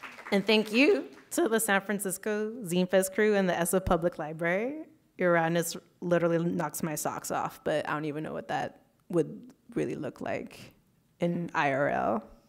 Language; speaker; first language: English; early bilingual, other home language; Spanish